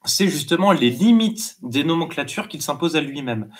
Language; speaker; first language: French; native; French